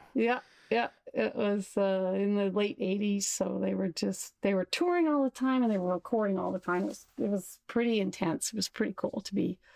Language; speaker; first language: English; native; English